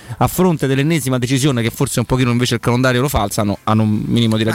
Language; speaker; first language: Italian; native; Italian